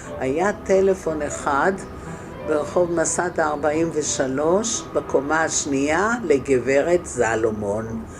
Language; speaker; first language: Hebrew; early bilingual, other home language; German